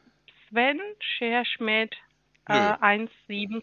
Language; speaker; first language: German; non-native, learner; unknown